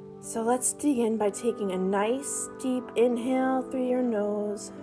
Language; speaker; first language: English; native; English